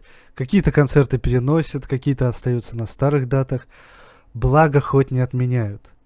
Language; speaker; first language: Russian; native; Russian